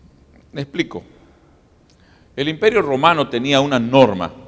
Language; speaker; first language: Spanish; native; Spanish